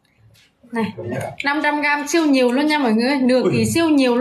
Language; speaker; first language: Vietnamese; native; Vietnamese